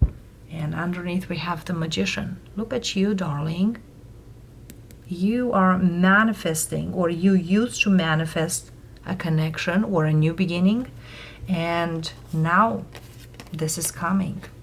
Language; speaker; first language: English; non-native, fluent; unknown